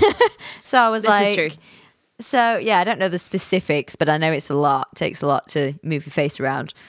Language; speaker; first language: English; native; English